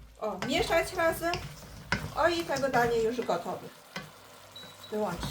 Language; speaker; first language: Polish; non-native, learner; Chinese